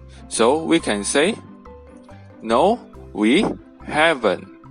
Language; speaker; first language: English; non-native, local second language; Chinese